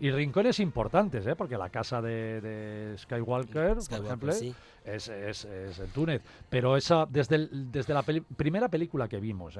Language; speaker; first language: Spanish; native; Spanish